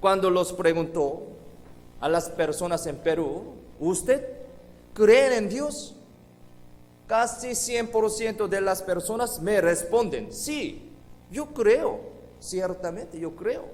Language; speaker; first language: Spanish; non-native, fluent; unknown